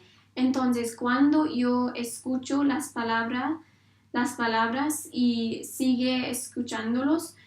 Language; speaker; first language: Spanish; non-native, learner; English